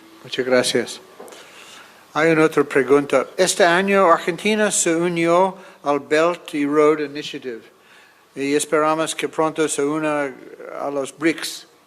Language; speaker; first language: Spanish; non-native, fluent; English